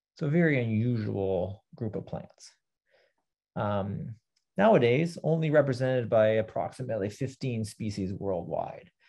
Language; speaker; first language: English; native; English